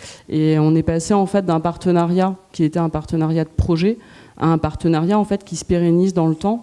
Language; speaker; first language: French; native; French